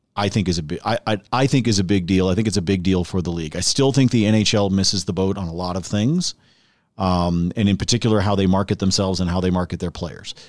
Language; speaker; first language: English; native; English